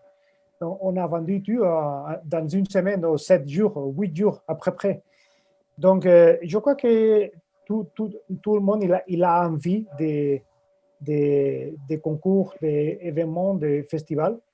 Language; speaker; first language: French; non-native, fluent; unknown